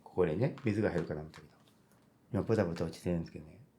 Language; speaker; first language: Japanese; native; Japanese